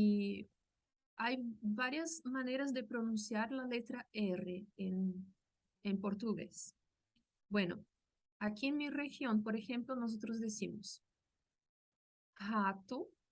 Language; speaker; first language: Spanish; non-native, fluent; Portuguese